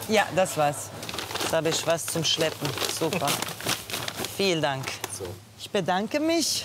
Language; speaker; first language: German; non-native, fluent; Croatian